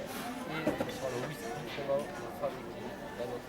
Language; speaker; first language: French; native; French